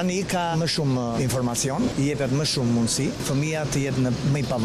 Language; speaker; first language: Albanian; native; Albanian